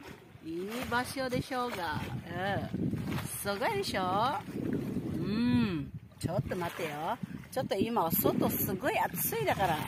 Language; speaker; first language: Japanese; non-native, learner; Cebuano